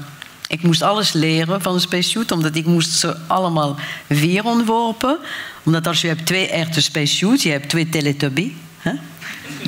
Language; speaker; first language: Dutch; non-native, fluent; French